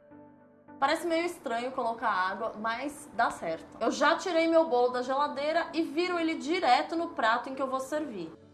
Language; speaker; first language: Portuguese; native; Portuguese